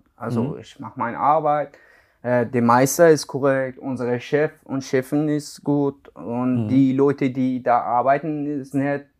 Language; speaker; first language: German; non-native, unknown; Persian